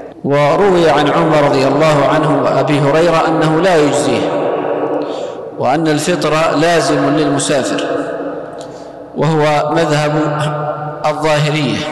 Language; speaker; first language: Arabic; native; Arabic